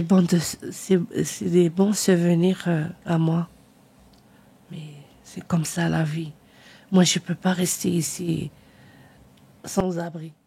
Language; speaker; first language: French; non-native, learner; Arabic